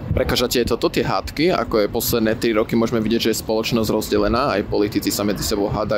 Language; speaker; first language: Slovak; native; Slovak